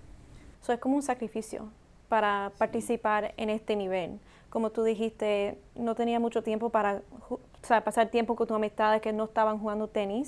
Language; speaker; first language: Spanish; non-native, learner; English